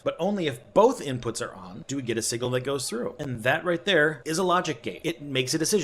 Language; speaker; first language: English; native; English